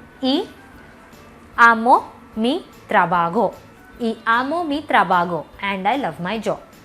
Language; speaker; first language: Spanish; non-native, learner; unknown